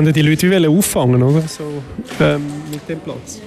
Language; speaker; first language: German; native; German